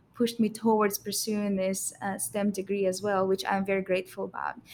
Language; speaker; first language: English; non-native, fluent; Russian